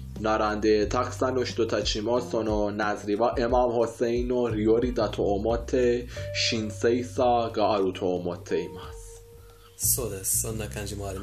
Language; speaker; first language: Japanese; non-native, fluent; Persian